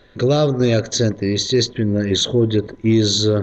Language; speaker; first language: Russian; non-native, local second language; Georgian